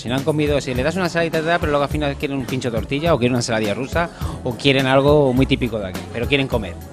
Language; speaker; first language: Spanish; native; Spanish